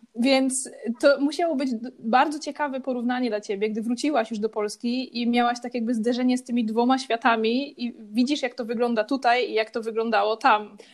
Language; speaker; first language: Polish; native; Polish